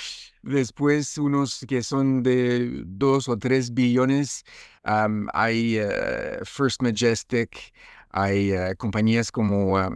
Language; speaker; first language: Spanish; non-native, fluent; French